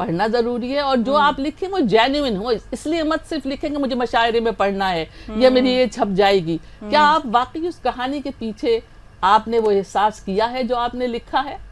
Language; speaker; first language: Hindi; native; Hindi